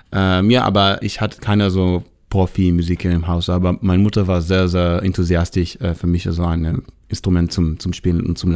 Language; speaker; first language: German; non-native, learner; Hebrew